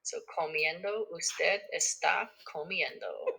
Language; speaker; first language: Spanish; non-native, fluent; English